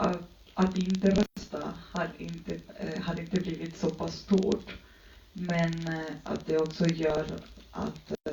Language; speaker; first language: Swedish; early bilingual, other home language; Spanish